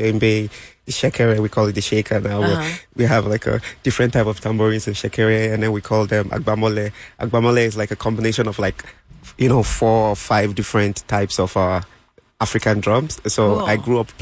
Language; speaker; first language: English; non-native, local second language; Yoruba